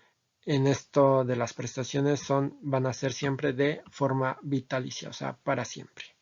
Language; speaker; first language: Spanish; native; Spanish